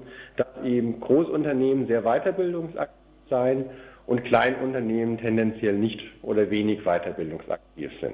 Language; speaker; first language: German; native; German